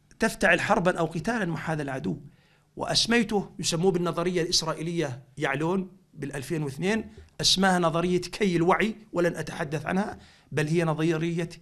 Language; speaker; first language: Arabic; native; Arabic